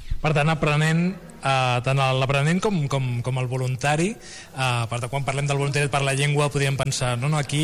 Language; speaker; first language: Catalan; native; Catalan